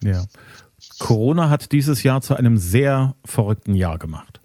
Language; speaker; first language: German; native; German